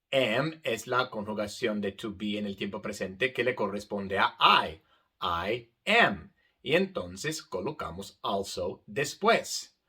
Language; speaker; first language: Spanish; non-native, fluent; English